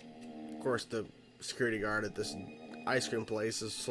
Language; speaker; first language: English; native; English